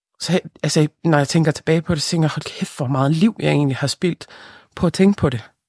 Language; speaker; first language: Danish; early bilingual, other home language; Lithuanian